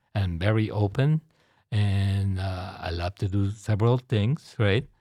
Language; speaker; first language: English; non-native, local second language; Filipino